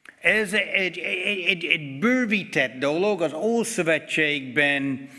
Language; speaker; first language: Hungarian; non-native, fluent; English